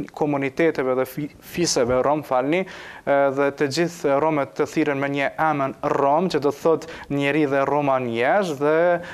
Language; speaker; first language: Albanian; non-native, local second language; Romany